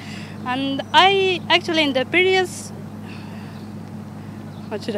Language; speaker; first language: English; non-native, learner; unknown